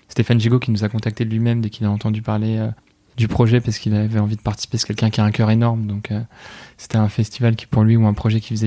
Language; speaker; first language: French; native; French